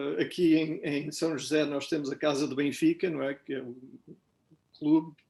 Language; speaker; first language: Portuguese; native; Portuguese